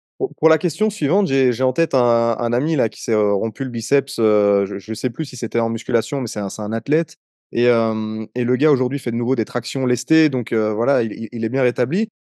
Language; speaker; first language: French; native; French